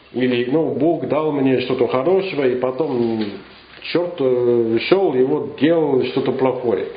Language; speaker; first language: Russian; non-native, learner; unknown